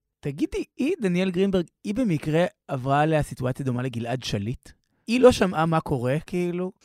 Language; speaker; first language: Hebrew; native; Hebrew